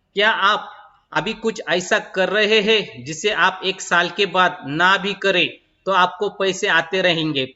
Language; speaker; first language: Hindi; non-native, local second language; Marathi